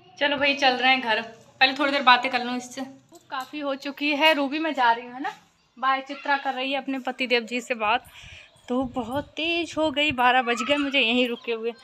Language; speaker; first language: Hindi; native; Hindi